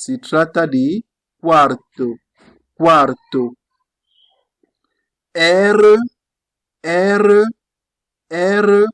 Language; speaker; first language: Italian; non-native, fluent; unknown